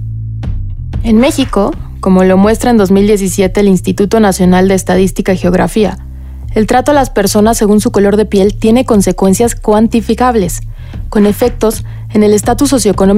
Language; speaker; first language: Spanish; native; Spanish